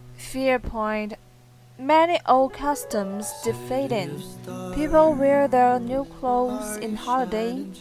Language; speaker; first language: English; non-native, fluent; Chinese